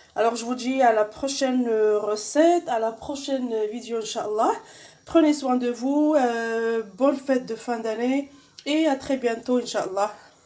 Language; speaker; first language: French; non-native, local second language; Arabic